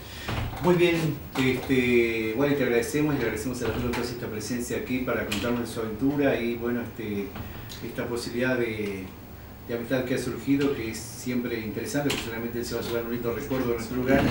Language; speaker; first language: Spanish; native; Spanish